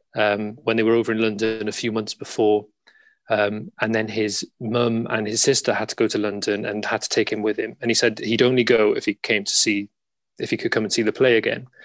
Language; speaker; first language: English; native; English